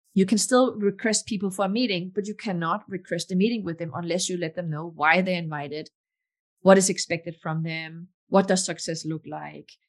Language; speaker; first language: English; non-native, fluent; Danish